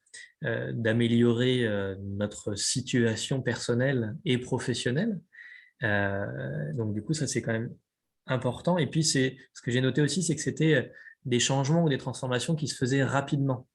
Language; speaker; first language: French; native; French